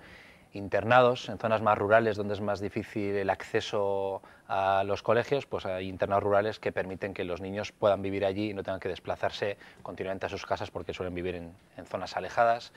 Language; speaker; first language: Spanish; native; Spanish